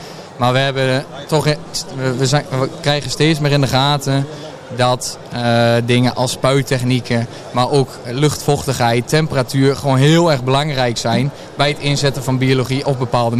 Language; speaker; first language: Dutch; native; Dutch